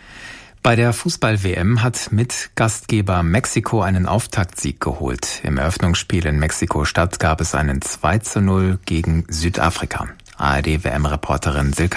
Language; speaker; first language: German; native; German